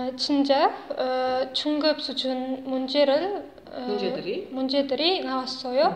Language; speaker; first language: Korean; non-native, learner; Uzbek